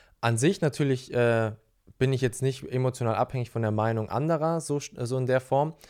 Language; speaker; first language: German; native; German